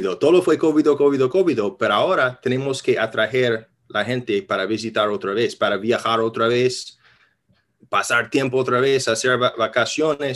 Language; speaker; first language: Spanish; non-native, fluent; English